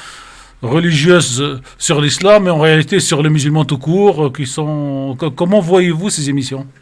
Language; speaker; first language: French; native; French